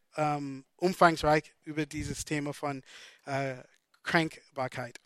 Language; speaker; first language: German; non-native, fluent; English